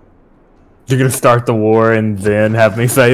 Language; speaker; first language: English; native; English